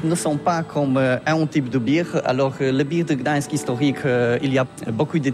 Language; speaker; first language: French; non-native, learner; Polish